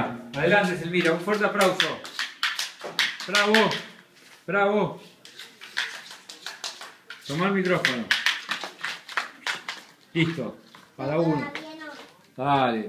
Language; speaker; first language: Spanish; native; Spanish